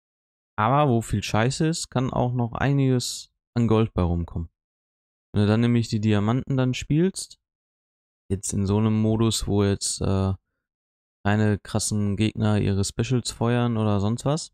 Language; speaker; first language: German; native; German